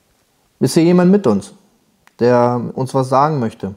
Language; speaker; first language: German; native; German